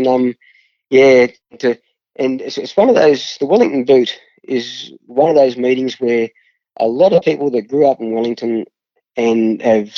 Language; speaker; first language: English; native; English